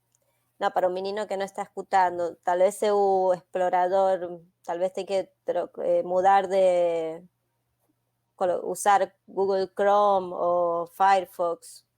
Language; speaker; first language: Spanish; non-native, learner; Portuguese